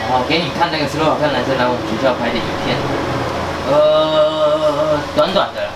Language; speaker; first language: Chinese; native; Chinese